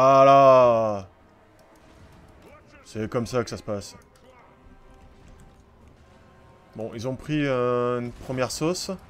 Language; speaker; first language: French; native; French